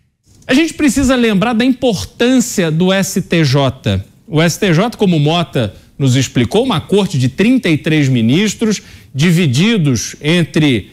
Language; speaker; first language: Portuguese; native; Portuguese